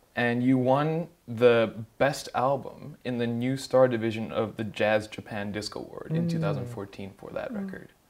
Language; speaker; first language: English; early bilingual, other home language; Japanese